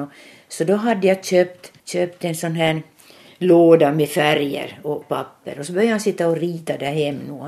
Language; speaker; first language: Swedish; native; Swedish